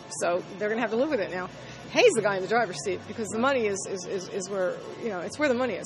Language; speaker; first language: English; native; English